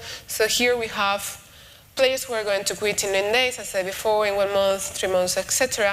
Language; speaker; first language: English; non-native, fluent; Spanish